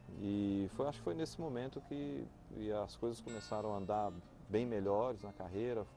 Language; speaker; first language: Portuguese; early bilingual, other home language; Spanish